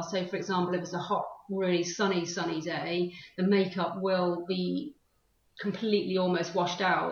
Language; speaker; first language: English; native; English